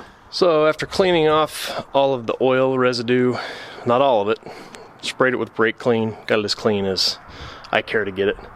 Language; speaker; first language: English; native; English